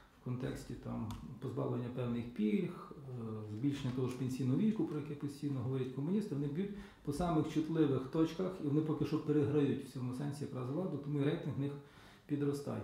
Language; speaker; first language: Ukrainian; native; Ukrainian